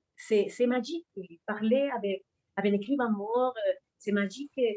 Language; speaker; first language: French; non-native, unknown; Spanish